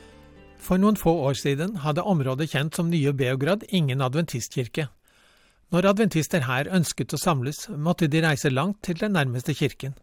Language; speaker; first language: Norwegian; native; Norwegian